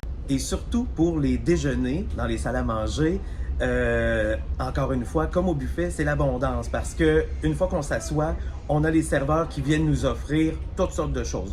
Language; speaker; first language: French; native; French